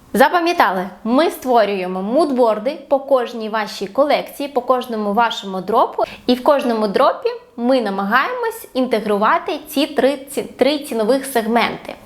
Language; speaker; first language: Ukrainian; non-native, local second language; Russian